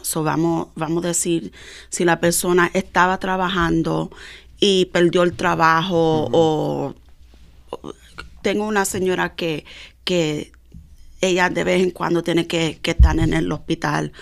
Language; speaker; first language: Spanish; early bilingual, heritage; Spanish